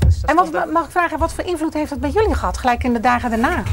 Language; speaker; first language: Dutch; native; Dutch